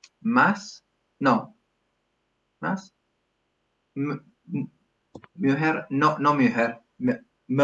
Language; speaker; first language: Spanish; non-native, learner; English